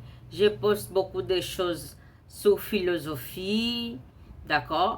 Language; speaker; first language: French; non-native, learner; Portuguese